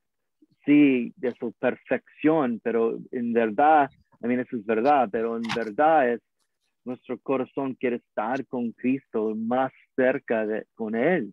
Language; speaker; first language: Spanish; non-native, learner; English